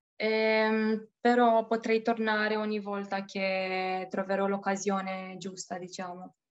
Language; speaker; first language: Italian; non-native, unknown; Romanian